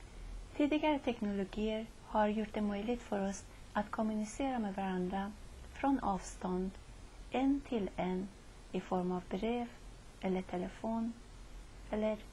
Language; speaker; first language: Swedish; non-native, fluent; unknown